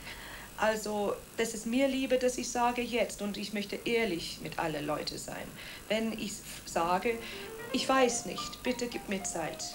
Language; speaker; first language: German; non-native, fluent; Welsh